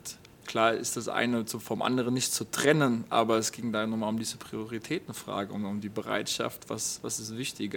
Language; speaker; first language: German; native; German